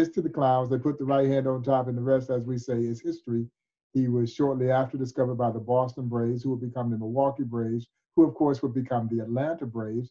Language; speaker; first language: English; native; English